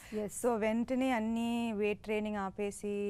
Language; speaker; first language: Telugu; non-native, fluent; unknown